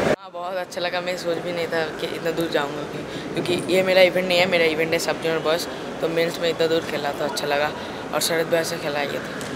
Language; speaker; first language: Hindi; non-native, local second language; Bangla